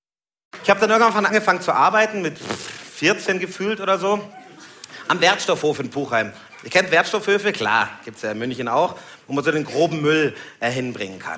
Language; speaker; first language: German; native; German